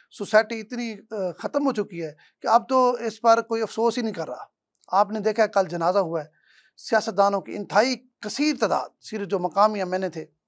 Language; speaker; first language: Urdu; non-native, local second language; Saraiki